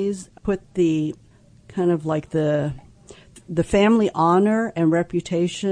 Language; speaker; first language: English; early bilingual, other home language; Cantonese